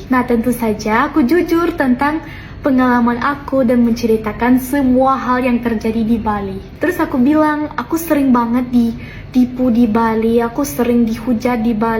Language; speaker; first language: Indonesian; non-native, fluent; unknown